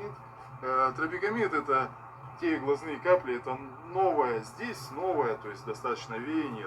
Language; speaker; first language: Russian; native; Russian